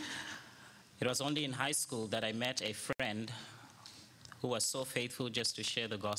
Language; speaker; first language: English; non-native, local second language; Shona